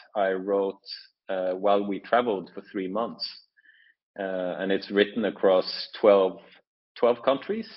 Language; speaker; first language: English; non-native, fluent; Norwegian